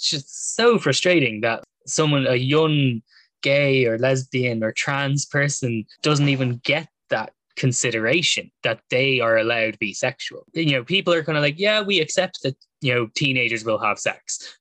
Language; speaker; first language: English; native; English